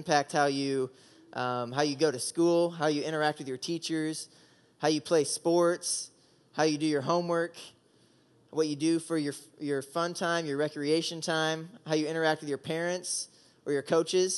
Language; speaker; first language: English; native; English